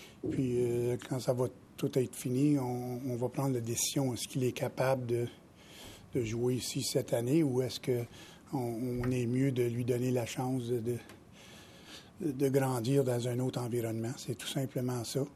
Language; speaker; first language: French; native; French